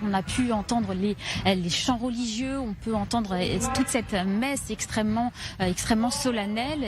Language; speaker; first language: French; native; French